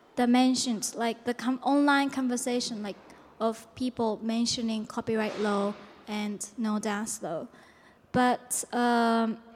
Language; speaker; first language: English; non-native, fluent; Japanese